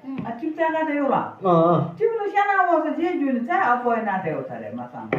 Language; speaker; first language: Nepali; non-native, local second language; Newari